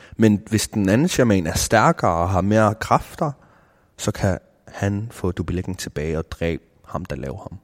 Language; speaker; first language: Danish; non-native, local second language; Kalaallisut